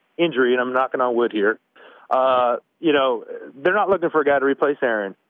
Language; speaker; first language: English; native; English